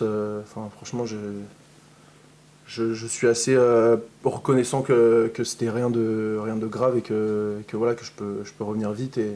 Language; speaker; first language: French; native; French